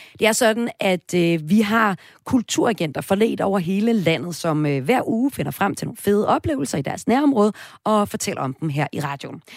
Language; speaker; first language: Danish; native; Danish